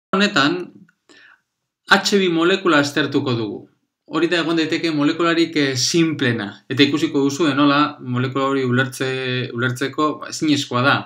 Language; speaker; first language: Basque; non-native, local second language; Spanish